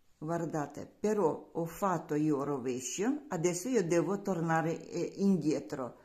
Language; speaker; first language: Italian; non-native, learner; Russian